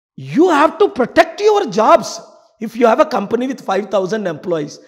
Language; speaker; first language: English; non-native, local second language; Telugu